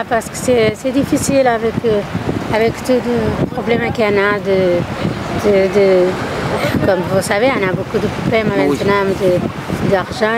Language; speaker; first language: French; non-native, learner; Kabuverdianu